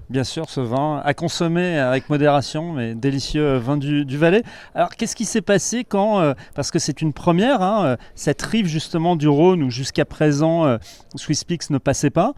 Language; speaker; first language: French; native; French